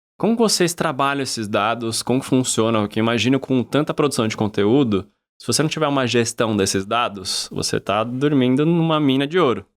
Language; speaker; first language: Portuguese; native; Portuguese